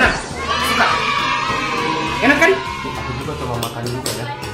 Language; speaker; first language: Indonesian; non-native, fluent; Japanese